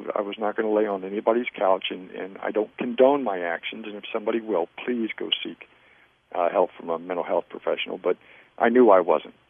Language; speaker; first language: English; native; English